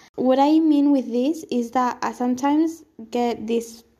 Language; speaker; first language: English; non-native, fluent; Spanish